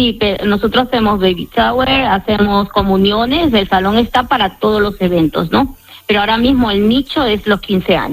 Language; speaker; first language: Spanish; native; Spanish